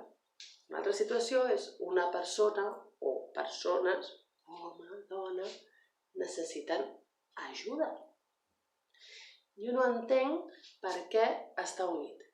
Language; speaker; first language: Catalan; non-native, learner; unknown